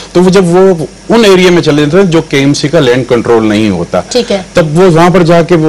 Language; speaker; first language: Urdu; native; Urdu